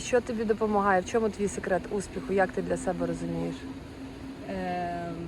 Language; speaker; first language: Ukrainian; native; Ukrainian